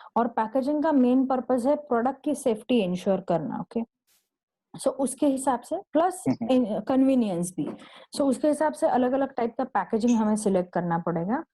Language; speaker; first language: Hindi; non-native, local second language; Marathi